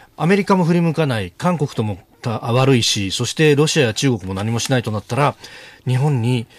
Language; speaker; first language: Japanese; native; Japanese